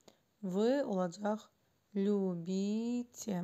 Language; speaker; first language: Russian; non-native, fluent; Azerbaijani